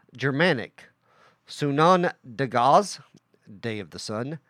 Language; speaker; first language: English; native; English